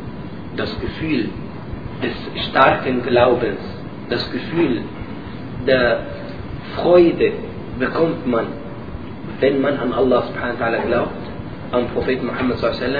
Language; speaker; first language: German; non-native, learner; Arabic